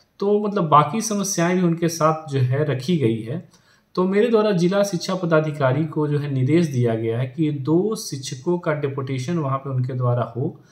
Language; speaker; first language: Hindi; native; Hindi